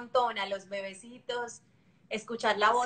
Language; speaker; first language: Spanish; native; Spanish